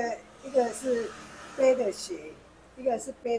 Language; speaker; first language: Chinese; native; Chinese